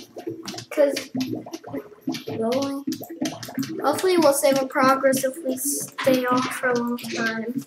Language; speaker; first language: English; native; English